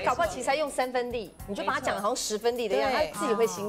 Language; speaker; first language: Chinese; native; Chinese